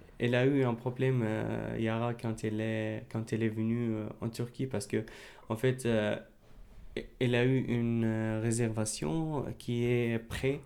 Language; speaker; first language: French; non-native, fluent; Arabic